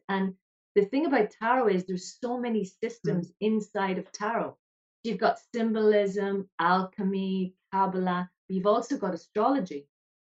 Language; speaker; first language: English; native; English